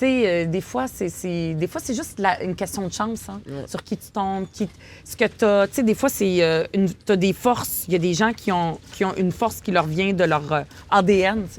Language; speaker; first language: French; native; French